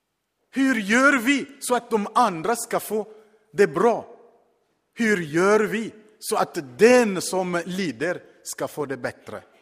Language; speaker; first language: Swedish; non-native, fluent; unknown